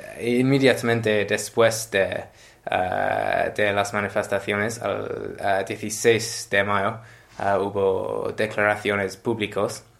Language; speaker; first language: Spanish; non-native, learner; English